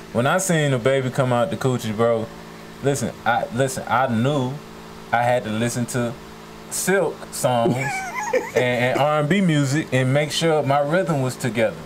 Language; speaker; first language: English; native; English